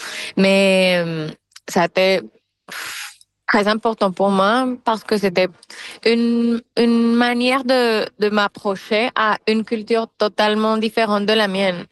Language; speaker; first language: French; non-native, fluent; Spanish